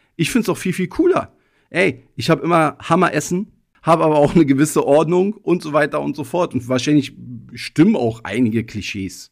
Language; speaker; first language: German; early bilingual, other home language; Italian